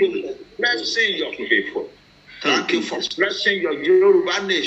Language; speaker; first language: English; non-native, local second language; Yoruba